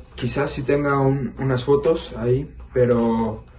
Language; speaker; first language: Spanish; early bilingual, heritage; Spanish